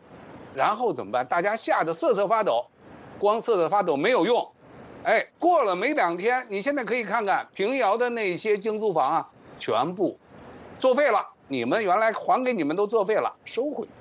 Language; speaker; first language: Chinese; native; Chinese